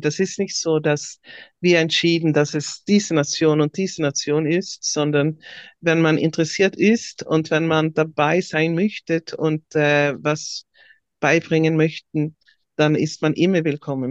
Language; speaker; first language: German; non-native, fluent; Swedish